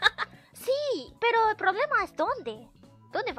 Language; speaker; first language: Spanish; non-native, learner; Japanese